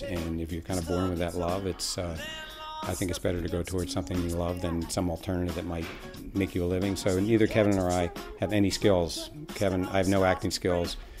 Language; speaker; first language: English; native; English